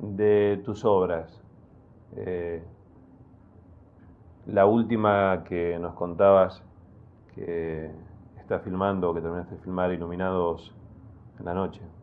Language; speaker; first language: Spanish; native; Spanish